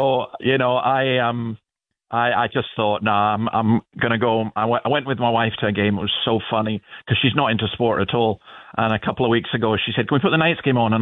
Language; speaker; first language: English; native; English